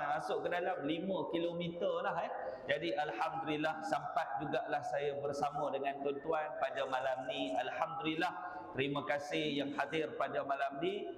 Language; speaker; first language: Malay; native; Malay